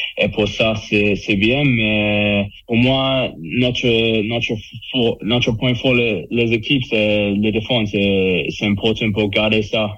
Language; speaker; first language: French; non-native, learner; English